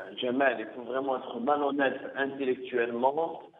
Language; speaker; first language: French; non-native, local second language; Arabic